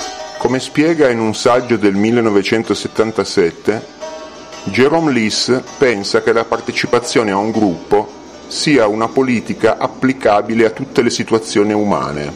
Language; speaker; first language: Italian; native; Italian